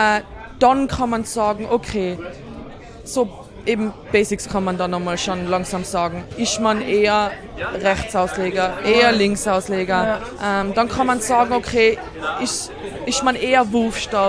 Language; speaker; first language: German; native; German